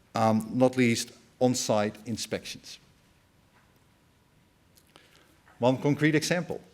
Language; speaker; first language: English; non-native, fluent; Dutch